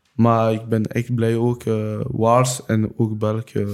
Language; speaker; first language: Dutch; non-native, local second language; French